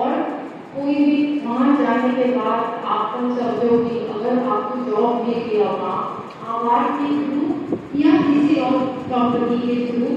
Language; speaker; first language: Hindi; non-native, local second language; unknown